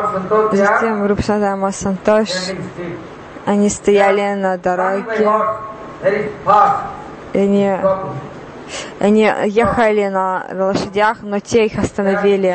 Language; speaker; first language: Russian; non-native, learner; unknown